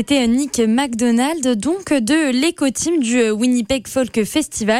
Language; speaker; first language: French; native; French